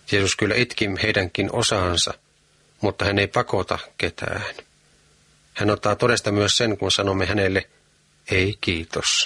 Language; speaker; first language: Finnish; native; Finnish